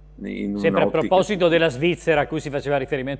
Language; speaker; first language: Italian; native; Italian